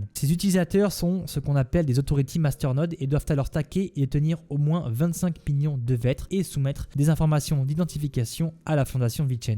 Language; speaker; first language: French; native; French